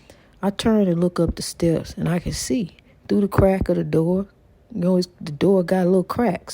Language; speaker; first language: English; native; English